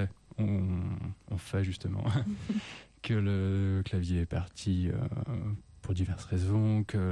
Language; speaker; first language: French; native; French